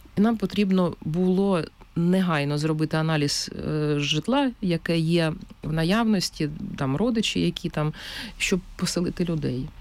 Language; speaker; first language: Ukrainian; native; Ukrainian